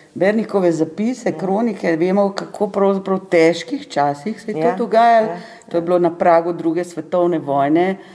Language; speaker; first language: Slovenian; native; Slovenian